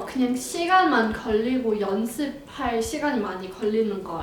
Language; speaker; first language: Korean; non-native, fluent; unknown